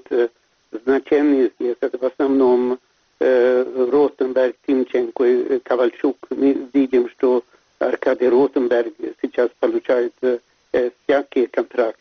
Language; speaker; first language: Russian; non-native, fluent; Swedish